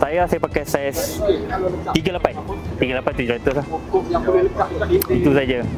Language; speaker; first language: Malay; native; Malay